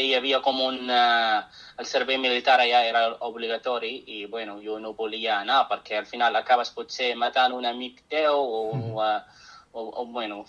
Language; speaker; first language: Catalan; non-native, fluent; Arabic